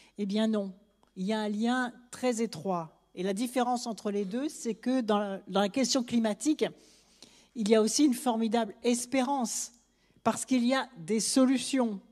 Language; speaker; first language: French; native; French